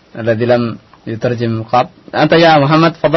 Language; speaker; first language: Arabic; non-native, fluent; Indonesian